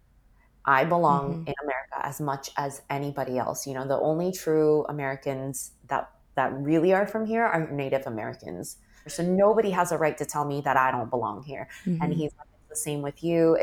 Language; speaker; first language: English; native; English